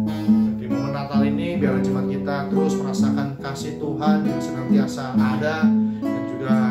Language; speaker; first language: Indonesian; native; Indonesian